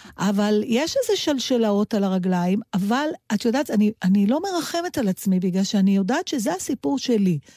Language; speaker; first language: Hebrew; native; Hebrew